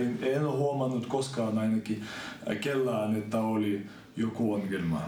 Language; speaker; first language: Finnish; non-native, fluent; Ukrainian